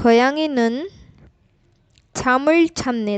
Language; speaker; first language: Korean; non-native, learner; Urdu